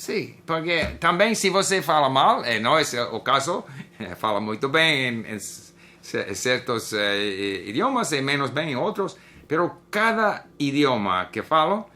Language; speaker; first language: Portuguese; non-native, learner; English